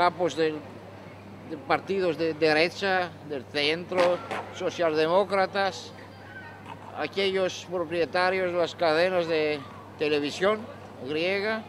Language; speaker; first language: Spanish; non-native, fluent; Greek